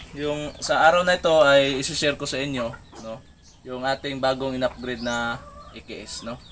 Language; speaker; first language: Filipino; non-native, local second language; Cebuano